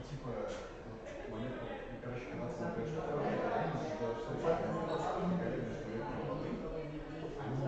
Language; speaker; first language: Russian; native; Russian